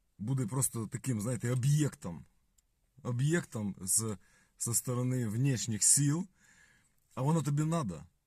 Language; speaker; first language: Ukrainian; native; Ukrainian